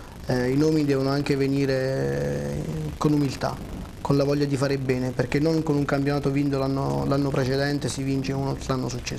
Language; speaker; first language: Italian; native; Italian